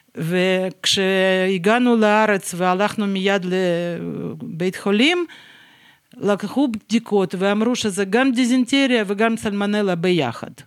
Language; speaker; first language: Hebrew; non-native, fluent; Russian